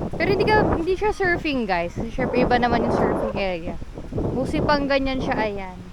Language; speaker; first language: Filipino; native; Filipino